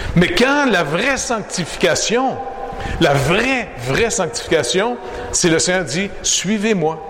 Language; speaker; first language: French; native; French